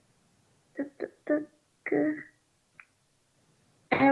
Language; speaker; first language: French; native; French